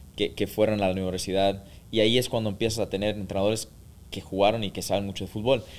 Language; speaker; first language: Spanish; early bilingual, heritage; Spanish